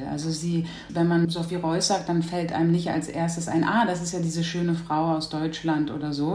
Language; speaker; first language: German; native; German